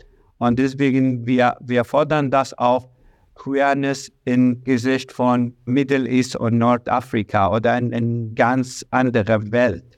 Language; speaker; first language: German; non-native, learner; Arabic